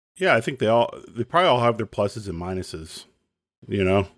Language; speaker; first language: English; native; English